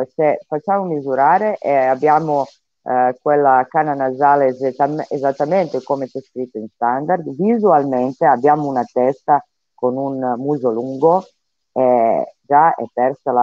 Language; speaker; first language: Italian; non-native, fluent; Serbian